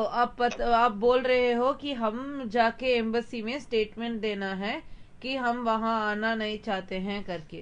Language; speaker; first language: Hindi; non-native, local second language; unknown